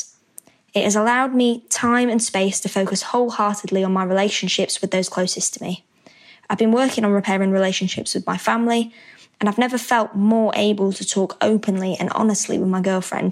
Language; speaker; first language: English; native; English